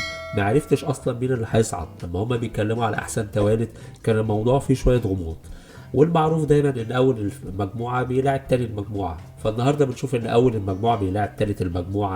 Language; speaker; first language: Arabic; native; Arabic